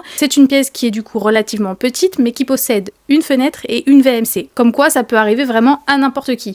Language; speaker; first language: French; native; French